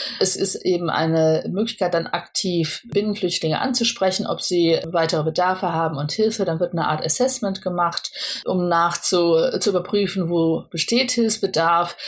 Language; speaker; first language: German; native; German